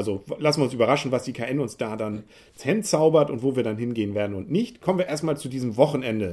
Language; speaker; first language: German; native; German